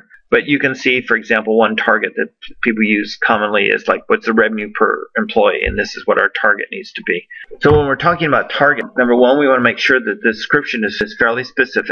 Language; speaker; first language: English; native; English